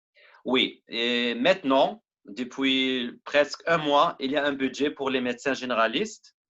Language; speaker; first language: French; non-native, learner; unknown